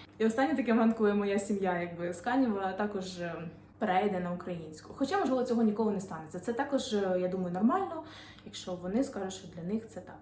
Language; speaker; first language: Ukrainian; non-native, local second language; Russian